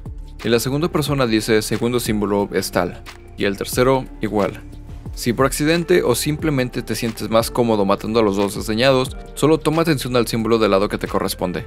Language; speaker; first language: Spanish; native; Spanish